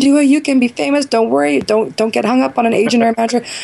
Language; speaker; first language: English; native; English